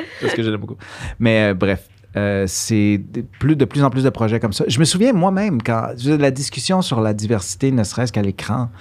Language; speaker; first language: French; early bilingual, other home language; Spanish